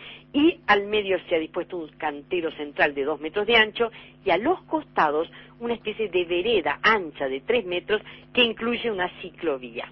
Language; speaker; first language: Spanish; native; Spanish